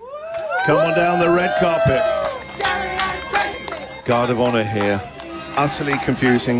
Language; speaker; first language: English; native; English